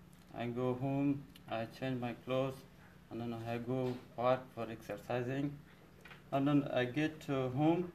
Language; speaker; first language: English; non-native, learner; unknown